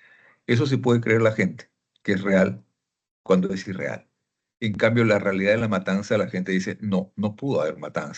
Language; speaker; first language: Spanish; native; Spanish